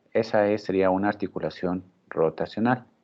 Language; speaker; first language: Spanish; native; Spanish